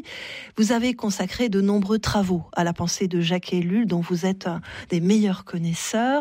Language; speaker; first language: French; native; French